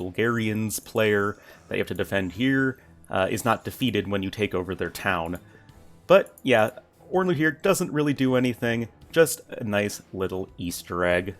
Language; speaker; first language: English; native; English